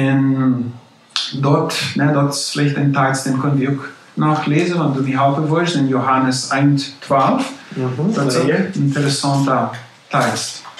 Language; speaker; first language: German; non-native, local second language; Plautdietsch